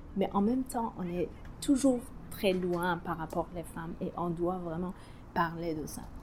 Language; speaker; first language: French; non-native, learner; Persian